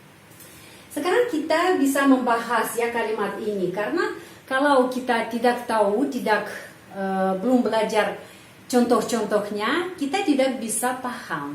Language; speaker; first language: Indonesian; non-native, fluent; Russian